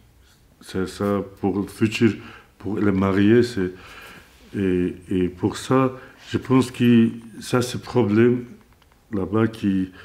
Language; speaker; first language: French; non-native, learner; Azerbaijani